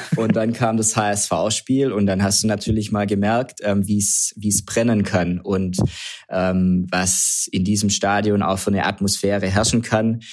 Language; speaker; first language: German; native; German